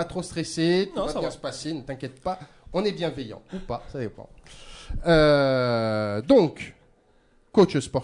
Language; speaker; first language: French; native; French